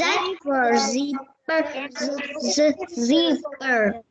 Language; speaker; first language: English; non-native, learner; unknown